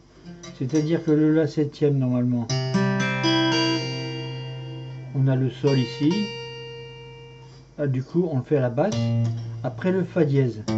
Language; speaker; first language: French; native; French